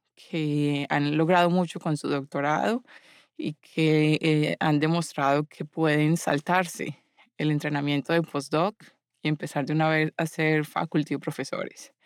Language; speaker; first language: Spanish; native; Spanish